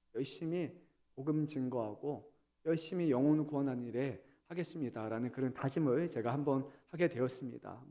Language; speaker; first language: Korean; early bilingual, heritage; Korean